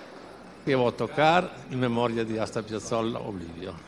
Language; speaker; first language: Portuguese; non-native, learner; Italian